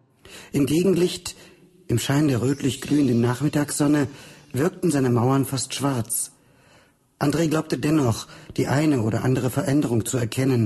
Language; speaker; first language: German; native; German